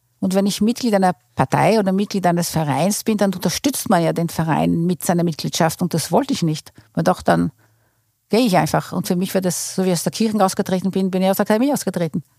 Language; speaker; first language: German; non-native, fluent; Portuguese